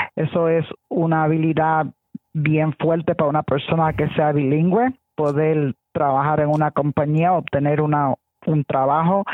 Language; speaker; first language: Spanish; early bilingual, heritage; Spanish